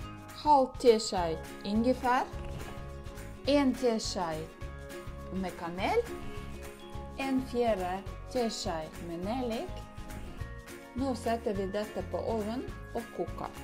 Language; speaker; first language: Norwegian; non-native, learner; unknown